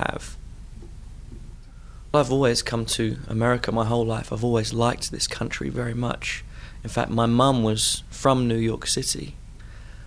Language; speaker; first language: English; native; English